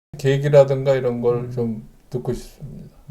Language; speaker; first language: Korean; native; Korean